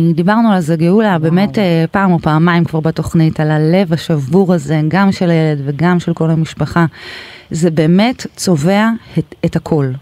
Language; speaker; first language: Hebrew; native; Hebrew